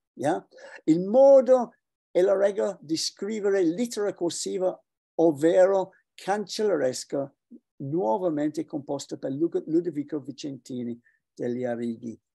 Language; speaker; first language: Italian; non-native, fluent; English